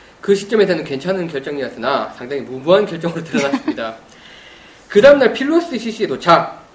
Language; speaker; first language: Korean; native; Korean